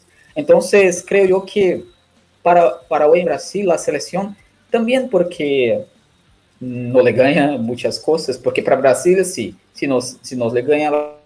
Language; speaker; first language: Spanish; non-native, learner; Portuguese